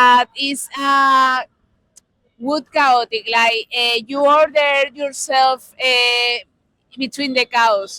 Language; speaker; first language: English; non-native, learner; Spanish